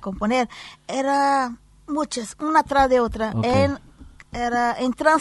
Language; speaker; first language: Spanish; non-native, learner; Portuguese